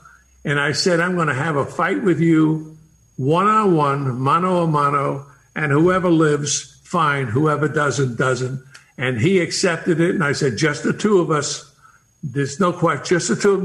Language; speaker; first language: English; native; English